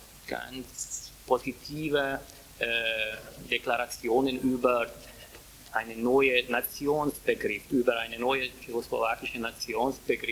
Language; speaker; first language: German; non-native, fluent; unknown